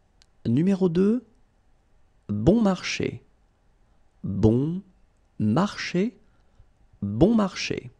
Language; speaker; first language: French; native; French